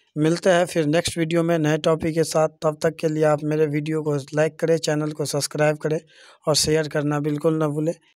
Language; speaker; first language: Hindi; native; Hindi